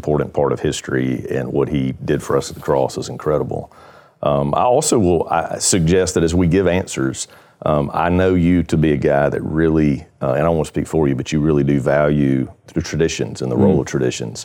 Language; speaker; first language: English; native; English